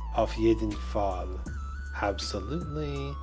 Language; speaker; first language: German; non-native, learner; English